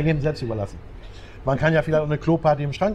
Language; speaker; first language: German; native; German